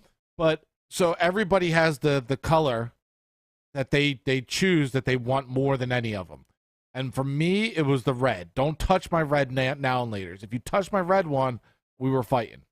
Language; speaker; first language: English; native; English